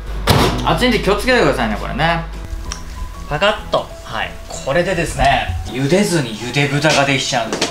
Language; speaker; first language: Japanese; native; Japanese